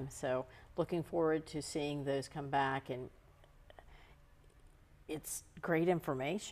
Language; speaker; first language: English; native; English